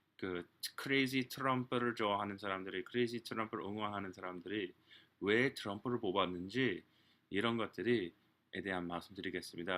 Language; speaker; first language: Korean; non-native, fluent; English